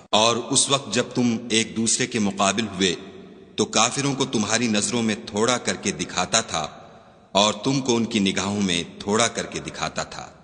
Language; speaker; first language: Urdu; native; Urdu